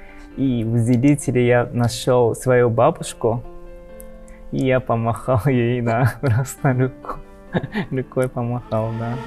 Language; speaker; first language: Russian; non-native, learner; Japanese